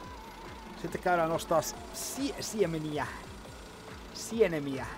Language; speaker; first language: Finnish; native; Finnish